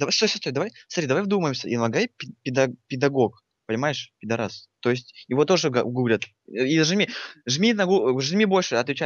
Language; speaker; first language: Russian; native; Russian